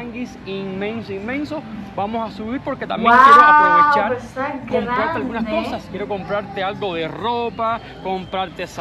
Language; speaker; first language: Spanish; native; Spanish